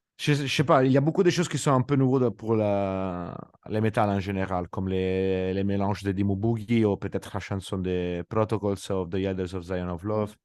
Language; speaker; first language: French; non-native, fluent; Italian